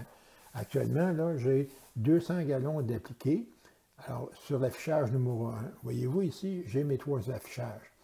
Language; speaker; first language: French; native; French